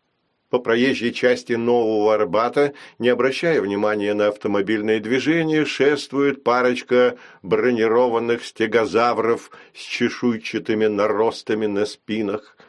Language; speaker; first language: Russian; native; Russian